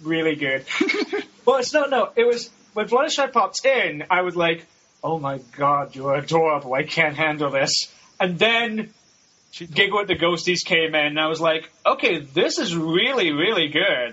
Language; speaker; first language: English; native; English